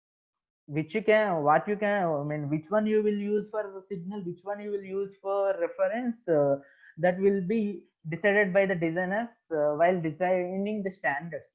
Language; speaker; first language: English; non-native, local second language; Telugu